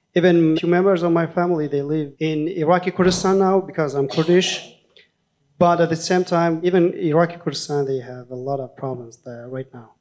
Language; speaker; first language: English; non-native, fluent; Kurdish